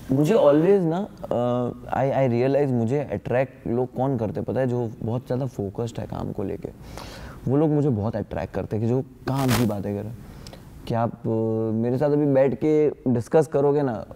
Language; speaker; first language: Hindi; non-native, local second language; Gujarati